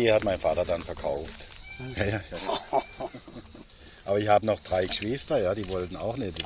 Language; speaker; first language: German; native; German